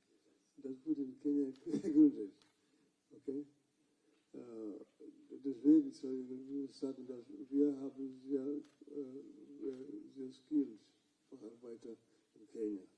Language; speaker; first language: German; non-native, fluent; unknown